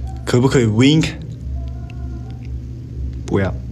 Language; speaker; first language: Korean; non-native, fluent; Chinese